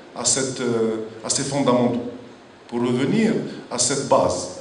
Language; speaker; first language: French; non-native, local second language; Arabic